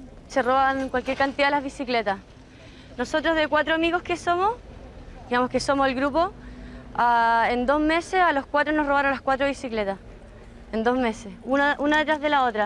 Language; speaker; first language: Spanish; native; Spanish